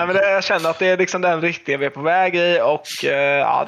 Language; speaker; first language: Swedish; native; Swedish